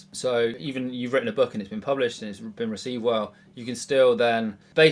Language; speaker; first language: English; native; English